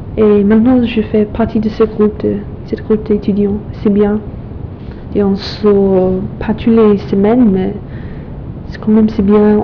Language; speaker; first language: French; non-native, fluent; English